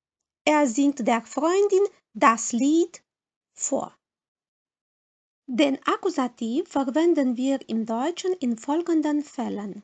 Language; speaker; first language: German; non-native, fluent; Romanian